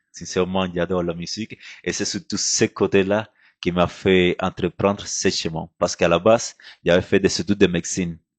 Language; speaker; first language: French; non-native, fluent; Spanish